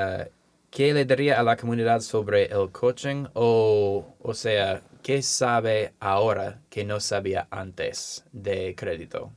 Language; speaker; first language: Spanish; non-native, learner; English